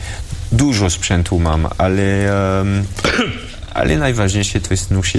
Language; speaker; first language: Polish; early bilingual, heritage; French